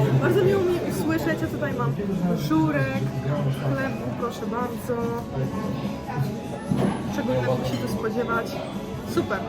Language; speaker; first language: Polish; native; Polish